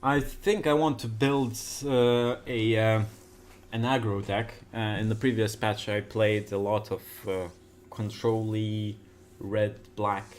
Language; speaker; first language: English; non-native, fluent; Lithuanian